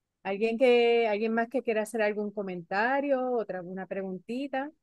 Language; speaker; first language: Spanish; native; Spanish